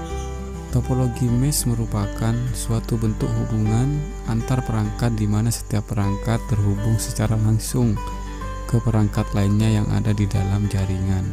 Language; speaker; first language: Indonesian; native; Indonesian